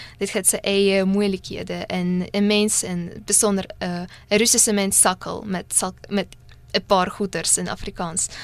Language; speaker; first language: Afrikaans; non-native, fluent; Russian